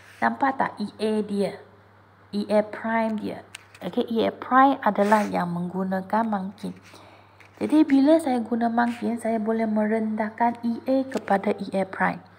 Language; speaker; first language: Malay; non-native, local second language; Chinese